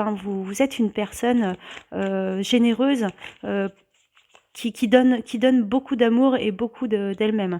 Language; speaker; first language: French; native; French